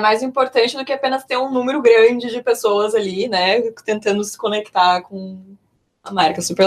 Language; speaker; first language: Portuguese; native; Portuguese